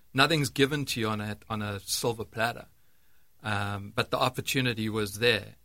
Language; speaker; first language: English; native; English